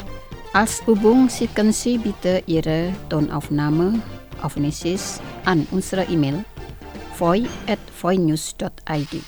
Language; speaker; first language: German; non-native, fluent; Indonesian